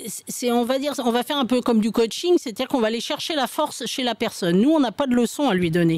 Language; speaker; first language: French; native; French